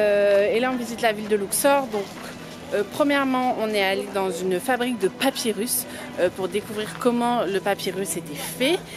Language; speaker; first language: French; native; French